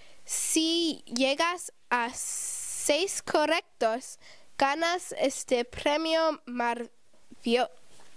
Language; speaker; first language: Spanish; non-native, learner; English